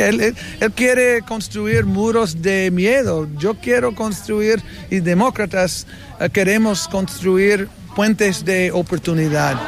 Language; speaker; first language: Spanish; non-native, fluent; English